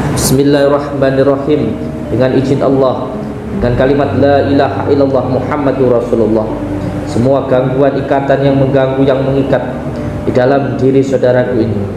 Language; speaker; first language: Indonesian; native; Indonesian